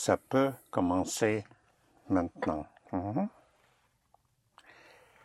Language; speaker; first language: French; non-native, fluent; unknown